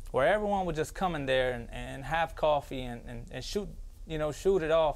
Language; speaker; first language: English; native; English